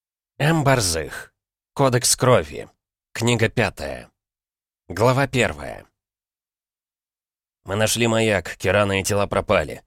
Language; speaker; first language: Russian; native; Russian